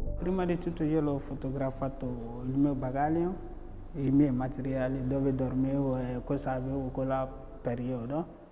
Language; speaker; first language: Italian; non-native, fluent; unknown